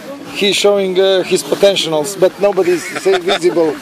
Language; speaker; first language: English; non-native, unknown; Croatian